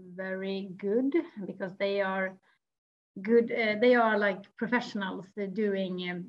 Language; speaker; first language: English; non-native, fluent; Swedish